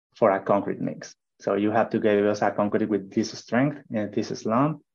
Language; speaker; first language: English; non-native, fluent; Spanish